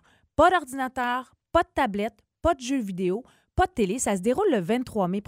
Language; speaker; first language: French; native; French